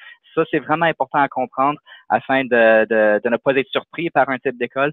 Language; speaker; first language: French; native; French